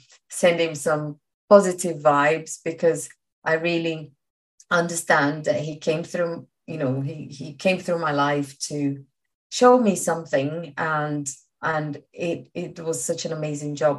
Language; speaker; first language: English; non-native, fluent; Portuguese